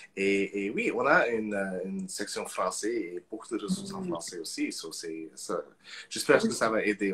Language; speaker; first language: French; non-native, local second language; English